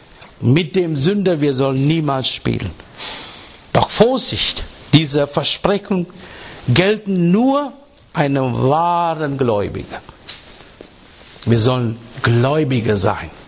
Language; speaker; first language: German; non-native, fluent; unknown